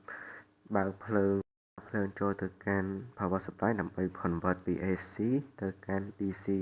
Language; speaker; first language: Khmer; native; Khmer